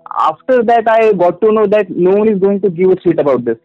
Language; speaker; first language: English; non-native, local second language; Marathi